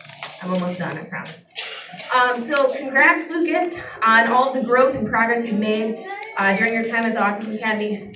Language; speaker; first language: English; native; English